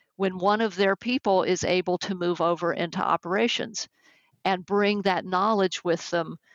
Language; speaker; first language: English; native; English